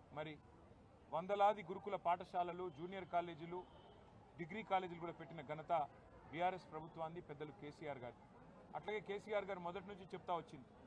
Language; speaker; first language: Telugu; non-native, local second language; Lambadi